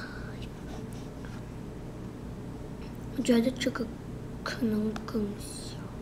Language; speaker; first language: Chinese; early bilingual, heritage; Chinese